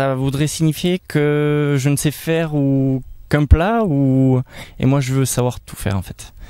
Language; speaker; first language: French; native; French